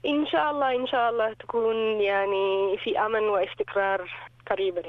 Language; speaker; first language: Arabic; non-native, learner; English